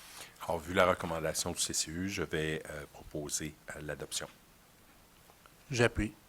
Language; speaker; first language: French; native; French